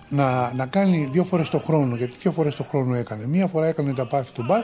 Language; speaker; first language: Greek; native; Greek